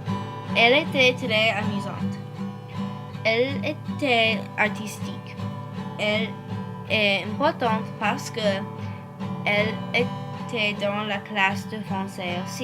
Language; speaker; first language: French; non-native, learner; English